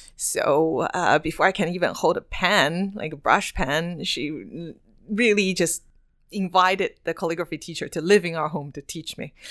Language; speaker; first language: English; non-native, fluent; Chinese